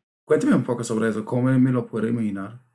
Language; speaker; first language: Spanish; non-native, fluent; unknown